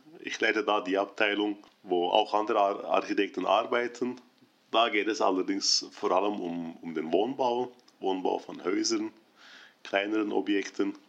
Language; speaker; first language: German; non-native, fluent; Turkish